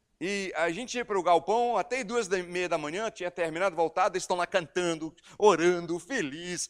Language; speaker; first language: Portuguese; non-native, fluent; English